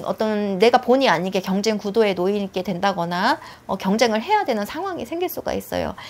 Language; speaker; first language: Korean; native; Korean